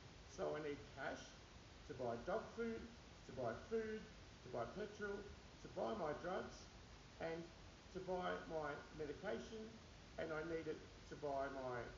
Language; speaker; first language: English; native; English